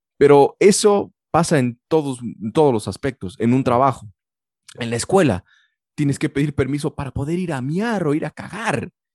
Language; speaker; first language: Spanish; early bilingual, heritage; Spanish